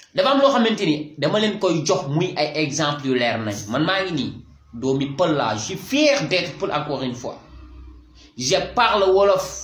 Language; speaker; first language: Wolof; non-native, local second language; Fula